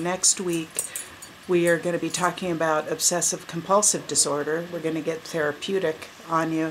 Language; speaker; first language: English; native; English